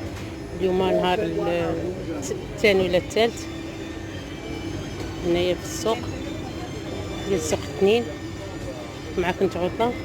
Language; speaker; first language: Arabic; native; Arabic